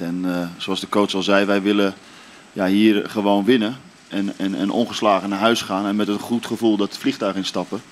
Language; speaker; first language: Dutch; native; Dutch